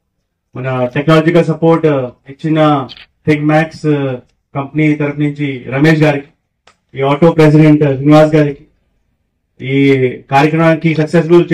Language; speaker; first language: Telugu; non-native, fluent; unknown